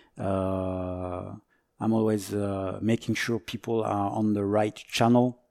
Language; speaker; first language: English; non-native, fluent; French